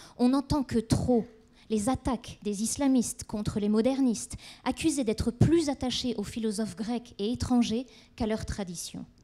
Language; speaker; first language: French; native; French